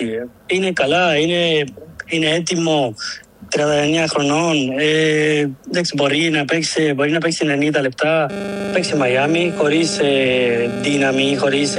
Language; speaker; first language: Greek; non-native, learner; Spanish